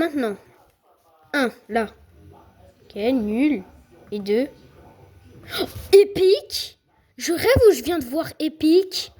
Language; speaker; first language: French; native; French